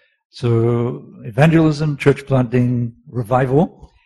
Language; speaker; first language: English; native; English